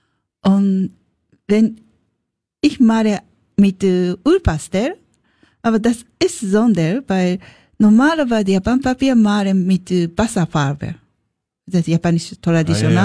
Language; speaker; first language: German; non-native, learner; Japanese